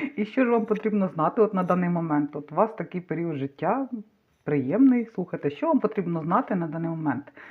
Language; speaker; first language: Ukrainian; non-native, local second language; Russian